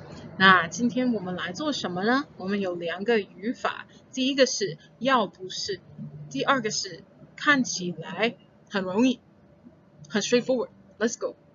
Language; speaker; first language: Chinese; non-native, fluent; English